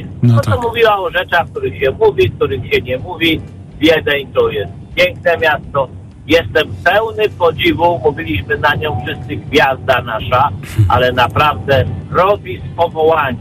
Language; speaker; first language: Polish; native; Polish